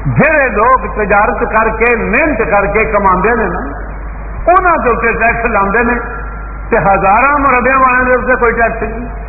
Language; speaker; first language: Urdu; non-native, local second language; Punjabi